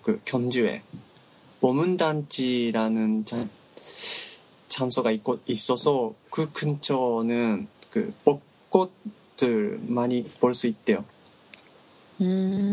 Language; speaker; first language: Korean; non-native, learner; Japanese